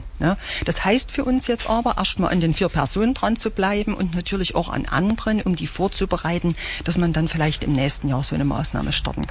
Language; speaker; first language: German; native; German